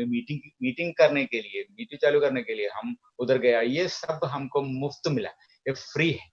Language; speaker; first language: Hindi; non-native, local second language; Malayalam